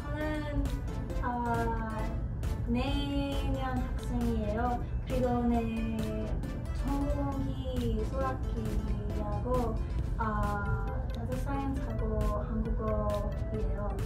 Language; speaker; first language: Korean; non-native, learner; English